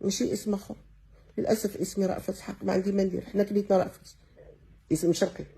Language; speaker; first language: Arabic; native; Arabic